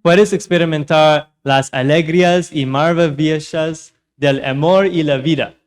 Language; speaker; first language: Spanish; non-native, learner; English